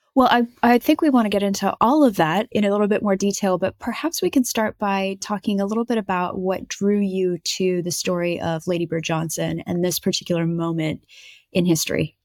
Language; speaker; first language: English; native; English